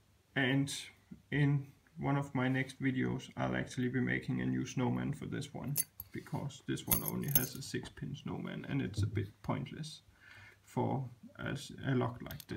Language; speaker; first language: English; non-native, fluent; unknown